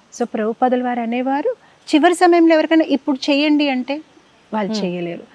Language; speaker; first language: Telugu; non-native, fluent; Gujarati